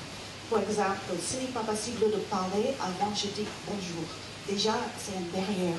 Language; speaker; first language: French; non-native, learner; English